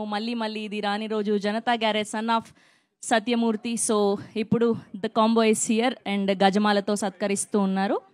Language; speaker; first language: Telugu; native; Telugu